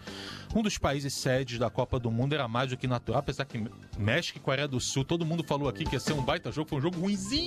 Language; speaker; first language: Portuguese; native; Portuguese